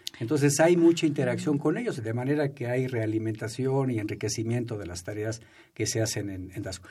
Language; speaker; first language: Spanish; native; Spanish